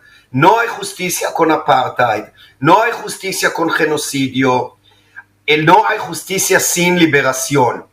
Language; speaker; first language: Spanish; non-native, fluent; Hebrew